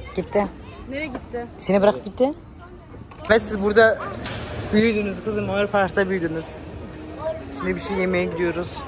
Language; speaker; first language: Turkish; early bilingual, heritage; Turkish